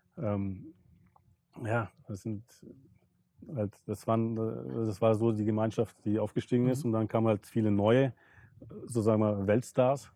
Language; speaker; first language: German; early bilingual, other home language; Russian